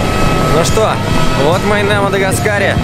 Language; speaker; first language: Russian; native; Russian